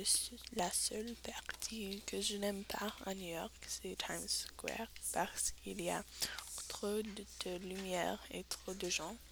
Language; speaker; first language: French; non-native, learner; English